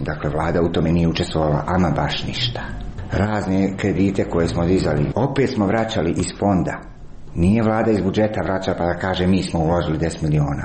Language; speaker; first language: Serbian; native; Serbian